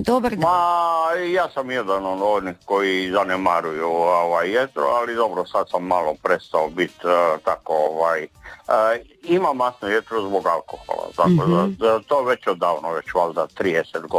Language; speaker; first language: Serbian; native; Serbian